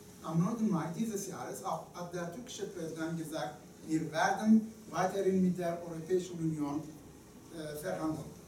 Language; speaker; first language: German; non-native, fluent; Turkish